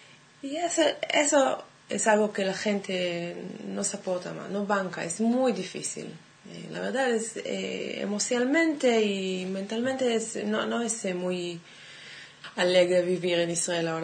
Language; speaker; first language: Spanish; non-native, fluent; Hebrew